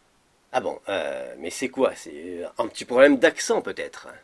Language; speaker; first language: French; native; French